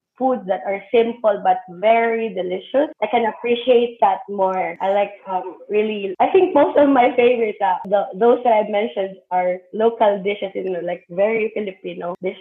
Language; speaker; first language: English; non-native, local second language; Hiligaynon